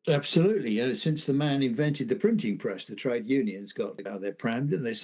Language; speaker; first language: English; native; English